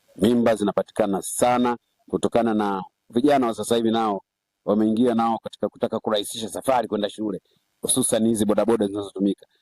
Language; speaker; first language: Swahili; native; Swahili